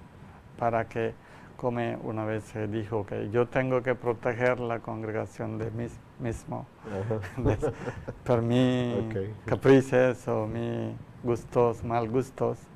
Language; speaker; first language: Spanish; non-native, learner; Malayalam